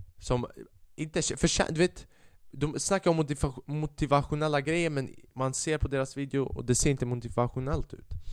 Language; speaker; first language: Swedish; early bilingual, other home language; Albanian